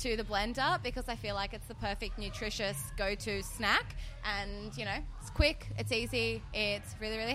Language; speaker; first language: English; native; English